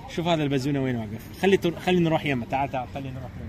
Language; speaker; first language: Arabic; non-native, local second language; Azerbaijani